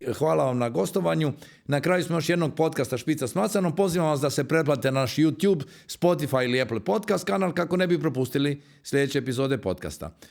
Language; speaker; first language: Croatian; native; Croatian